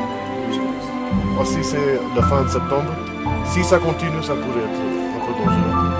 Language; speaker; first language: French; non-native, fluent; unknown